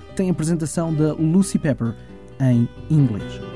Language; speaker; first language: Portuguese; early bilingual, heritage; German